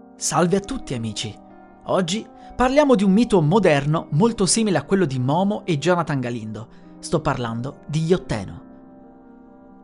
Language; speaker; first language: Italian; native; Italian